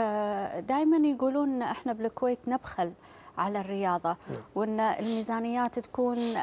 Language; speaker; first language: Arabic; native; Arabic